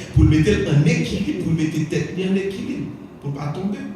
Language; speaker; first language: French; non-native, local second language; Haitian Creole